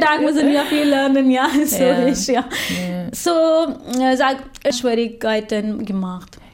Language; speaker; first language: German; non-native, fluent; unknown